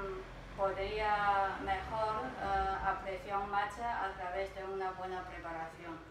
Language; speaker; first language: Spanish; non-native, fluent; Chinese